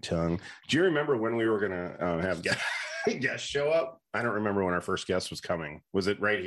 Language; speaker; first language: English; native; English